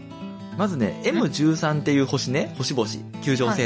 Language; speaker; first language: Japanese; native; Japanese